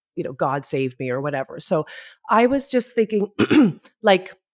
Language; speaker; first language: English; native; English